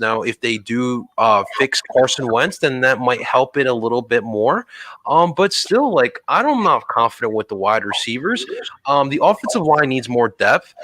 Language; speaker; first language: English; native; English